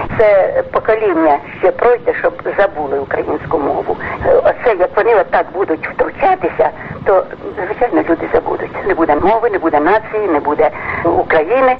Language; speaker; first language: Ukrainian; native; Ukrainian